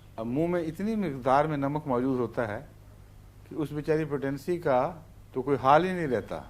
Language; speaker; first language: Urdu; native; Urdu